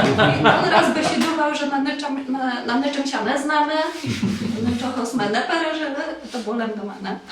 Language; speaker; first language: Polish; non-native, local second language; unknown